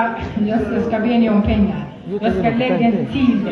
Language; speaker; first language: Swedish; non-native, learner; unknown